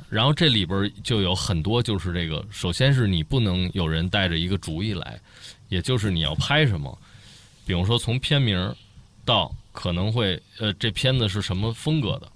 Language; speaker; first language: Chinese; native; Chinese